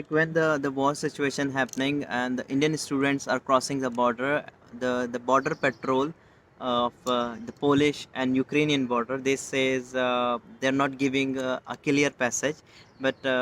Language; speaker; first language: English; non-native, local second language; Hindi